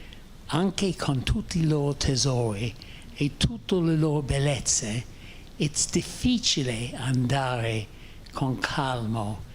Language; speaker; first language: Italian; non-native, fluent; English